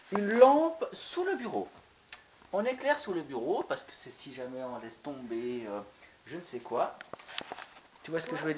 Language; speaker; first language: French; native; French